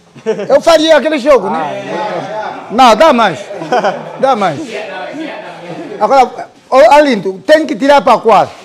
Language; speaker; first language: Portuguese; non-native, local second language; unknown